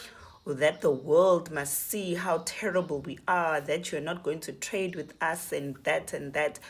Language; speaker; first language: English; non-native, local second language; Zulu